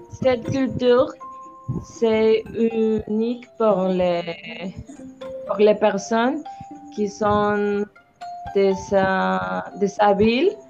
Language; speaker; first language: French; non-native, learner; Spanish